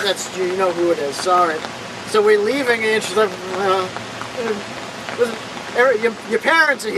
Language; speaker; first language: English; native; English